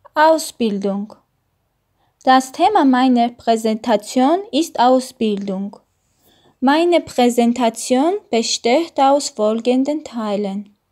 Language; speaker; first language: German; non-native, learner; Armenian